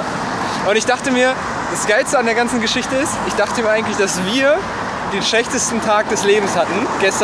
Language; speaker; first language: German; native; German